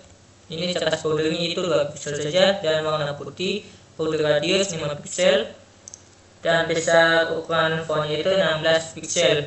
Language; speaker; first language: Indonesian; native; Indonesian